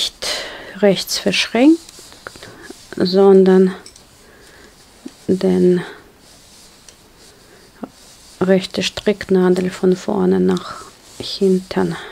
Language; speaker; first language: German; non-native, learner; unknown